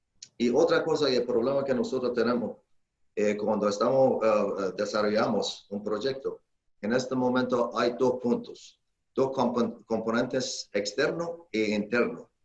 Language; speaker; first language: Spanish; non-native, learner; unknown